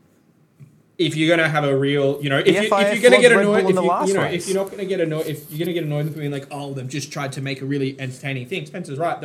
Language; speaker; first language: English; native; English